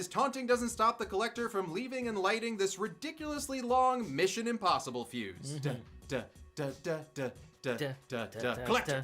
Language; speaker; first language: English; native; English